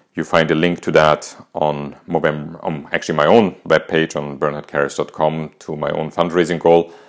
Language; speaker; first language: English; non-native, fluent; German